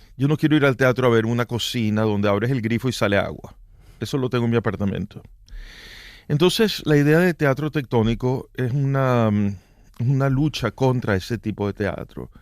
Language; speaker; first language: Spanish; native; Spanish